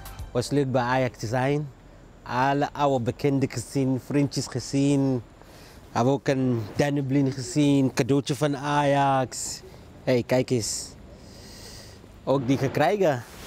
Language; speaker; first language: Dutch; non-native, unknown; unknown